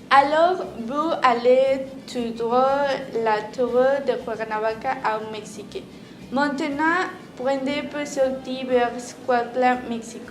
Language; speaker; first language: French; non-native, learner; Spanish